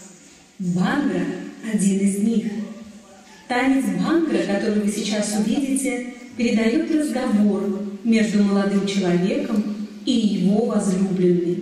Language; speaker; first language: Russian; native; Russian